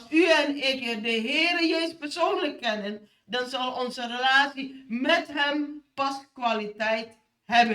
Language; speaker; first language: Dutch; non-native, fluent; Indonesian